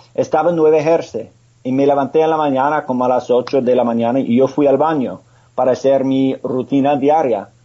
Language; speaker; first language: Spanish; non-native, fluent; English